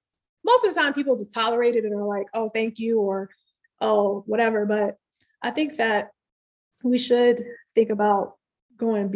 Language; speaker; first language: English; native; English